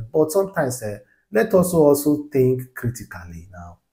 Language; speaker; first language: English; non-native, local second language; Yoruba